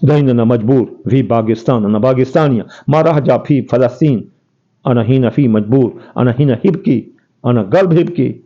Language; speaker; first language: Arabic; non-native, learner; Urdu